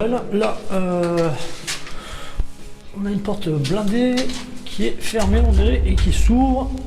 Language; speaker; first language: French; native; French